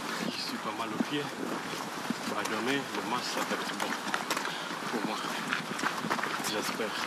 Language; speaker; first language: French; non-native, learner; Spanish